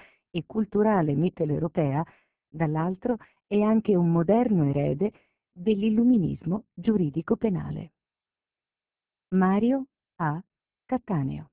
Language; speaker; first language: Italian; native; Italian